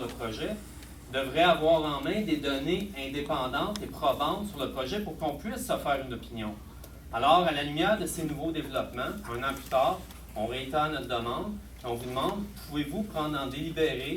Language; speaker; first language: French; native; French